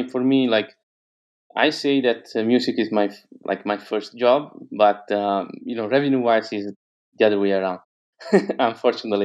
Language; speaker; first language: English; non-native, fluent; Italian